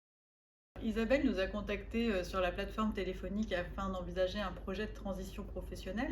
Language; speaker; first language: French; native; French